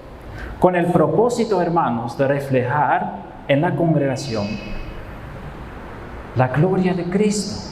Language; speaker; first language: Spanish; non-native, fluent; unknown